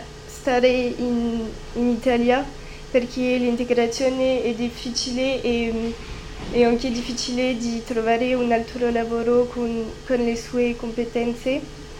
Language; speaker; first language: Italian; non-native, learner; French